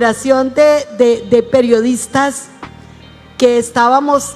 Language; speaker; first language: Spanish; native; Spanish